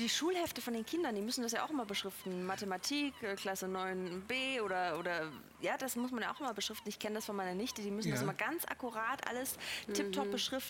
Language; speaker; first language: German; native; German